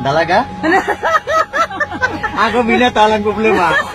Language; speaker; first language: Filipino; non-native, learner; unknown